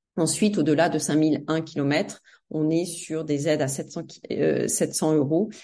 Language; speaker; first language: French; native; French